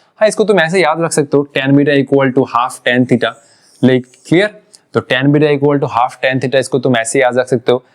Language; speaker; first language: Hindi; non-native, local second language; Bangla